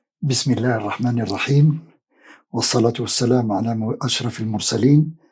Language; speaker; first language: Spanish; non-native, fluent; Arabic